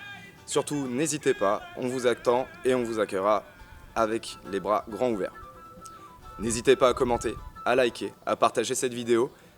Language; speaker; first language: French; native; French